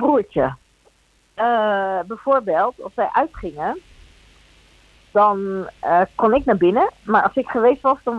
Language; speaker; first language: Dutch; early bilingual, other home language; Spanish